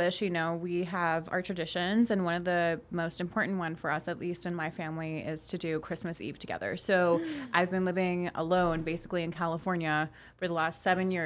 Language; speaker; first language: English; non-native, fluent; Polish